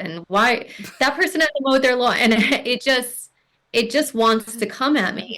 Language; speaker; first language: English; native; English